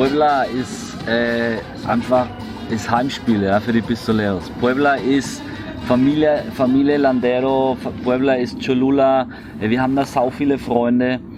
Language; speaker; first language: German; native; German